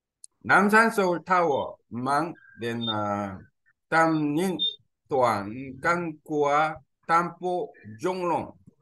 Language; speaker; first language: Vietnamese; non-native, learner; Korean